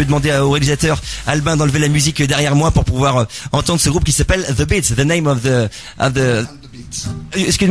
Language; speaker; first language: French; native; French